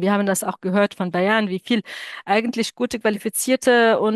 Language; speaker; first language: German; non-native, fluent; Arabic